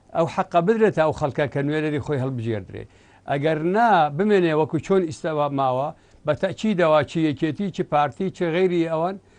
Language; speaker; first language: Central Kurdish; non-native, local second language; Assyrian Neo-Aramaic